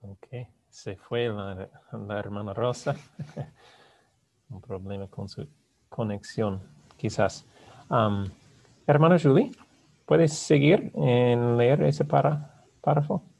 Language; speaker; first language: Spanish; non-native, fluent; English